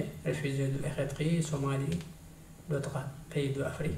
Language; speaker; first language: French; non-native, learner; Tigrinya